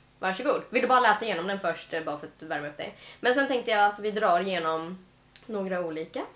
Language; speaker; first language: Swedish; native; Swedish